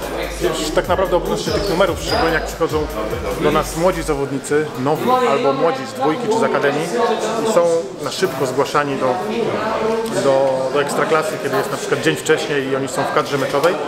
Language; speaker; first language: Polish; native; Polish